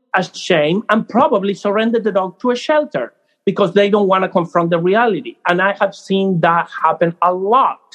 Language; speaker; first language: English; non-native, fluent; Spanish